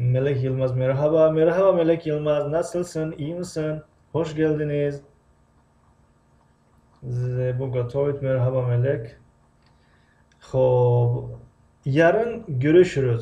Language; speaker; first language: Turkish; non-native, fluent; Tajik